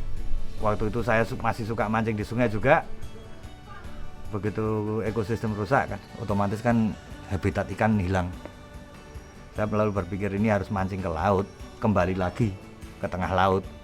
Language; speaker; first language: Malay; non-native, local second language; Javanese